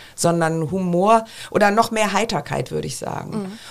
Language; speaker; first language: German; native; German